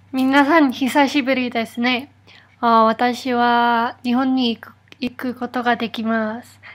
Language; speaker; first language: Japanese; non-native, learner; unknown